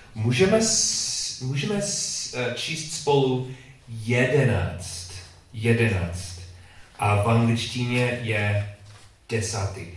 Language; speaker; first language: Czech; non-native, learner; English